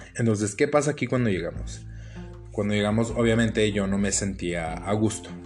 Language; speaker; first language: Spanish; early bilingual, heritage; Spanish